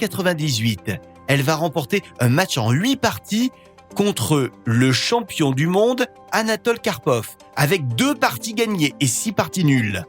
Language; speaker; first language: French; native; French